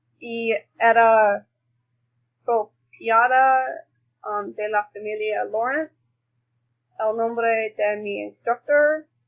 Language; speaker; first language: Spanish; non-native, learner; English